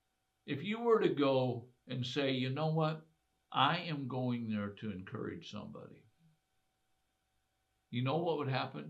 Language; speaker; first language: English; native; English